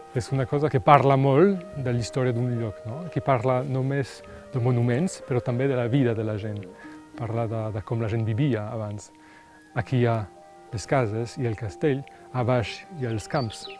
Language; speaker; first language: Catalan; non-native, local second language; French